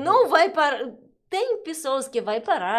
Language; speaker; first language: Portuguese; non-native, learner; Russian